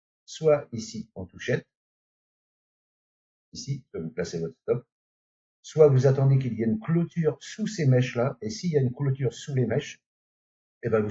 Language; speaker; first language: French; native; French